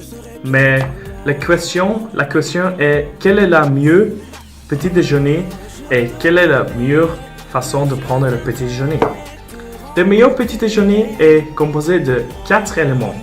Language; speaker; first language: French; non-native, local second language; Persian